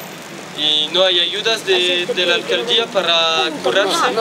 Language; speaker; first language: Spanish; non-native, fluent; French